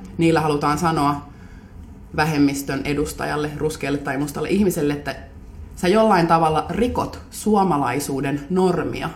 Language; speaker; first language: Finnish; native; Finnish